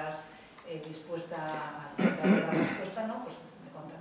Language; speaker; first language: Spanish; native; Spanish